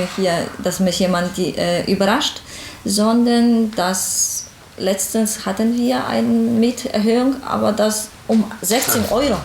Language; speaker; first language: German; non-native, fluent; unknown